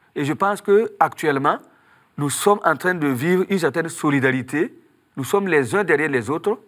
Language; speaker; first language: French; non-native, local second language; Mossi